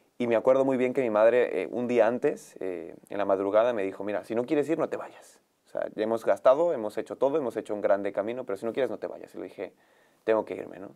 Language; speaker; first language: Spanish; native; Spanish